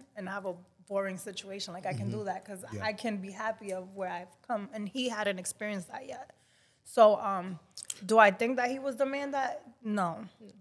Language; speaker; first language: English; non-native, fluent; Spanish